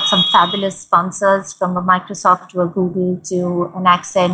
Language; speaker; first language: English; non-native, local second language; Hindi